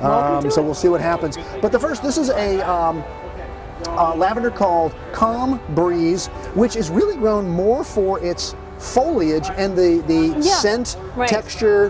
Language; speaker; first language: English; native; English